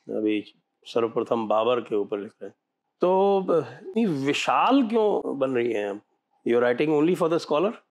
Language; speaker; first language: Hindi; native; Hindi